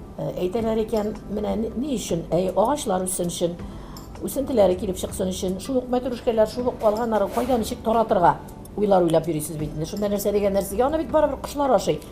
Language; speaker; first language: Tatar; native; Tatar